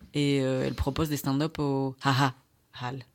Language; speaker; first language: French; non-native, fluent; Spanish